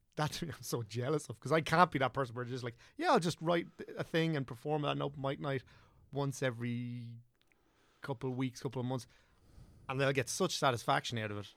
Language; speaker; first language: English; native; English